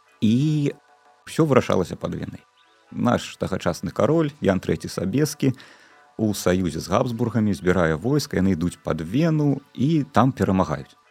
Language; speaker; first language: Belarusian; non-native, local second language; Russian